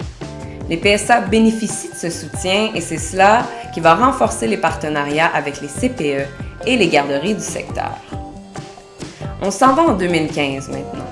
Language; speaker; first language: French; native; French